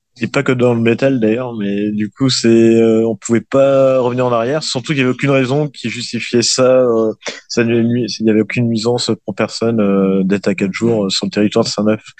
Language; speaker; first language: French; native; French